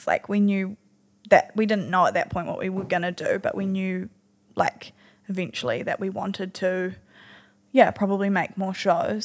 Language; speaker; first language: English; native; English